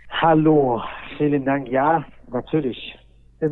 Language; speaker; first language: German; non-native, fluent; Swedish